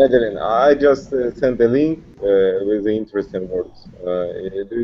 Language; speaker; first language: English; non-native, learner; Russian